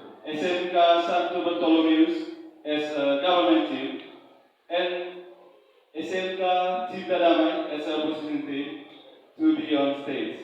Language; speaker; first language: English; non-native, local second language; Indonesian